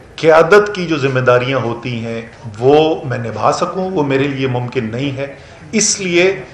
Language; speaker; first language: Urdu; native; Urdu